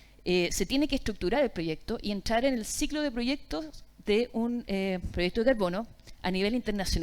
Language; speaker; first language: Spanish; native; Spanish